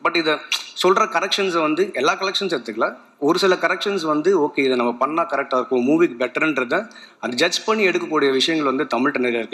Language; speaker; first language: Tamil; native; Tamil